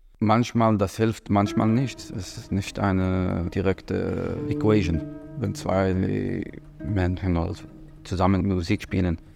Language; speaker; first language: German; non-native, learner; Arabic